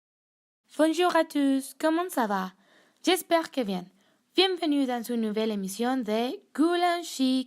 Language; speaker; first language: French; non-native, learner; Spanish